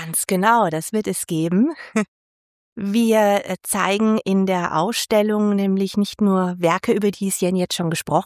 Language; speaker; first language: German; native; German